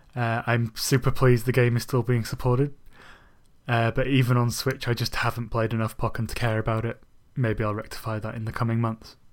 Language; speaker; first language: English; native; English